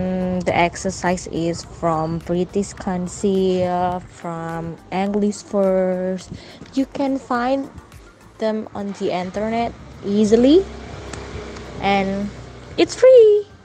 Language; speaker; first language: English; non-native, learner; Indonesian